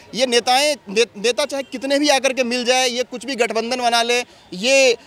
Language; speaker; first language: Hindi; native; Hindi